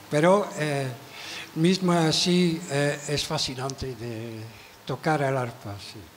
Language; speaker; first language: Spanish; non-native, learner; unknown